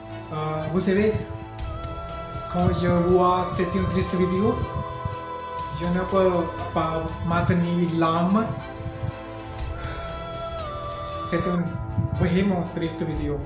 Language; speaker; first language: French; non-native, learner; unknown